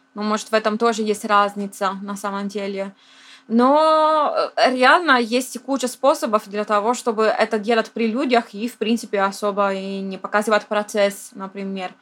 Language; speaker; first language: Russian; non-native, fluent; Italian